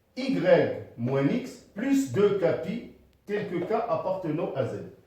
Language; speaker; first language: French; non-native, local second language; Arabic